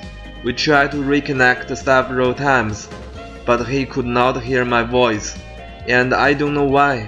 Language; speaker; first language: English; non-native, learner; Chinese